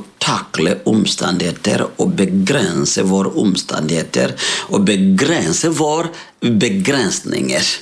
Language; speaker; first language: Swedish; non-native, fluent; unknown